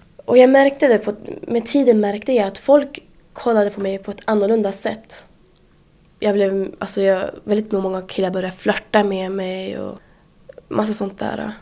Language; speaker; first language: Swedish; early bilingual, other home language; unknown